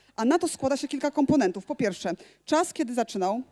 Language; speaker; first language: Polish; native; Polish